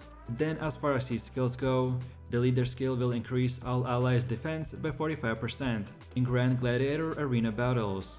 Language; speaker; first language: English; non-native, fluent; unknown